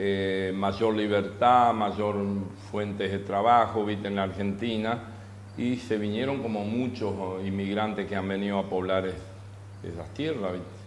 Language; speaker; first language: Spanish; native; Spanish